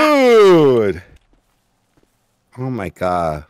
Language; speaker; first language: English; native; English